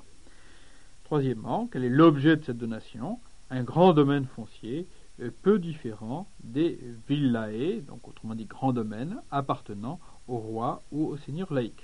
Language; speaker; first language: French; native; French